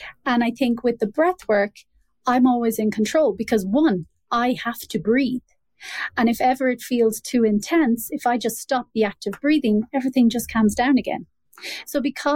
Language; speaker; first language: English; native; English